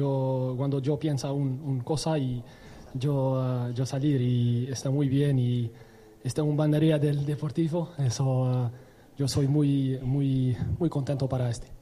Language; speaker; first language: Spanish; non-native, learner; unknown